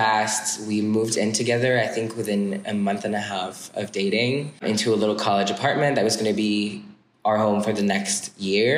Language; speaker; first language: English; non-native, fluent; French